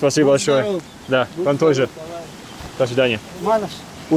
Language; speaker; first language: Russian; non-native, learner; English